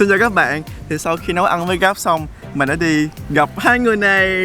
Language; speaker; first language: Vietnamese; native; Vietnamese